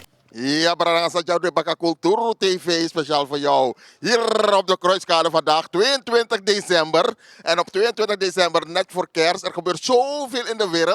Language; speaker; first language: Dutch; native; Dutch